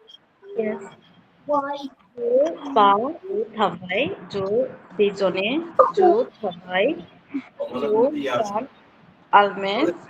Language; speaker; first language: French; non-native, learner; Bangla